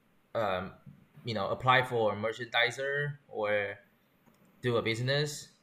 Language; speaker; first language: English; non-native, learner; Chinese